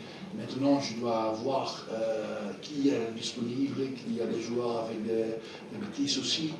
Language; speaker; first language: French; non-native, fluent; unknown